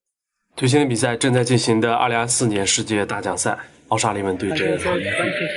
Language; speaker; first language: Chinese; native; Chinese